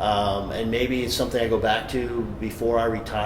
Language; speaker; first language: English; native; English